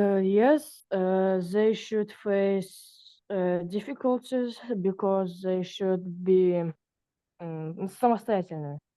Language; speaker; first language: English; non-native, learner; Russian